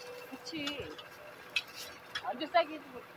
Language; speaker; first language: Korean; native; Korean